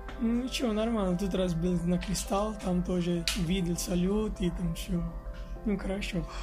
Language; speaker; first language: Russian; non-native, learner; Hindi